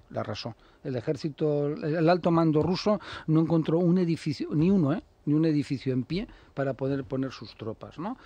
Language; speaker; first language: Spanish; native; Spanish